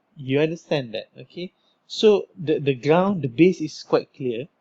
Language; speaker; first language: English; non-native, local second language; Malay